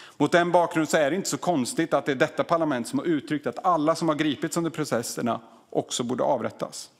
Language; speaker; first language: Swedish; native; Swedish